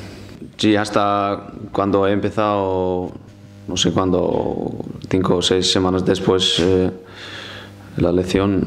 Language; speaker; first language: Spanish; non-native, fluent; Icelandic